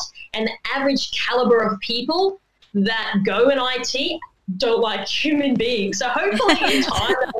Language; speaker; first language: English; native; English